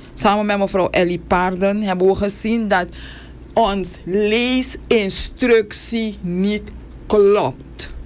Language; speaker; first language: Dutch; native; Dutch